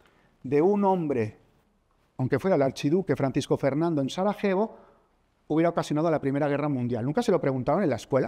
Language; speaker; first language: Spanish; native; Spanish